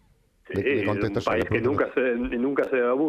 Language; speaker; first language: Spanish; non-native, fluent; Dutch